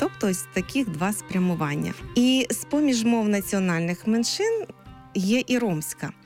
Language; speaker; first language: Ukrainian; native; Ukrainian